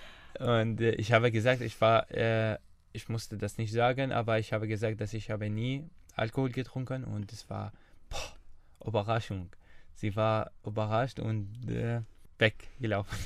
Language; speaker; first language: German; non-native, learner; Arabic